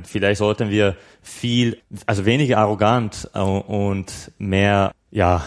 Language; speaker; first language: German; non-native, fluent; Slovak